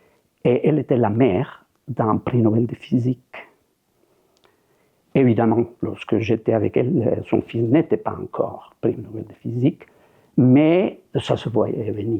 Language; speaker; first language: French; non-native, fluent; Spanish